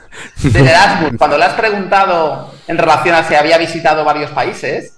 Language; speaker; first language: Spanish; native; Spanish